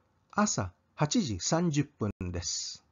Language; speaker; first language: Japanese; non-native, fluent; Cebuano